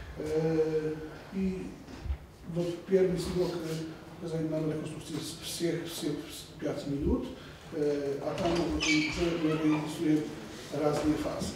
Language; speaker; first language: Polish; non-native, learner; Russian